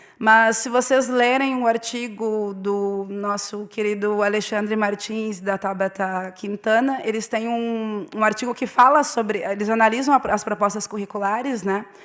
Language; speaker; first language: Portuguese; native; Portuguese